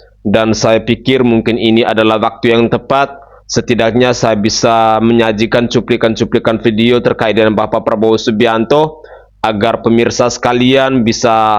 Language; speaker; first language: Indonesian; native; Indonesian